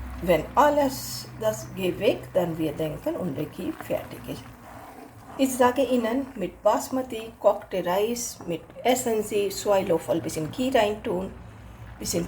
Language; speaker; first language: German; non-native, learner; Hindi